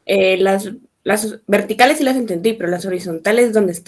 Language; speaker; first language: Spanish; native; Spanish